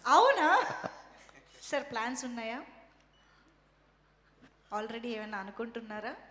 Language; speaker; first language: Telugu; native; Telugu